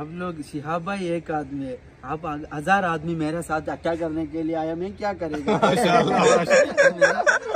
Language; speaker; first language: Hindi; non-native, local second language; Malayalam